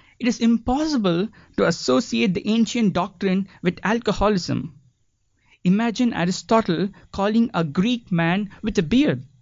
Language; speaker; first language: English; non-native, local second language; Tamil